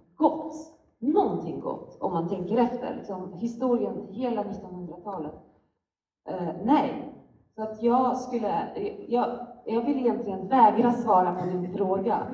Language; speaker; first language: Swedish; non-native, fluent; Polish